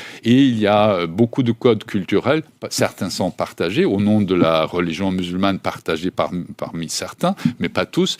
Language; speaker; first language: French; native; French